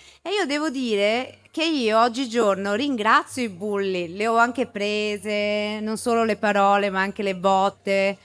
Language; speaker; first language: Italian; native; Italian